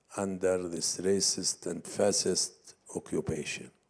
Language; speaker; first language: English; non-native, fluent; Arabic